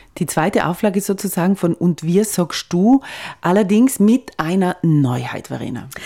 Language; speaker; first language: German; native; German